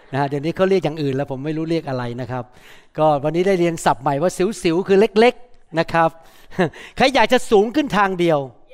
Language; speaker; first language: Thai; native; Thai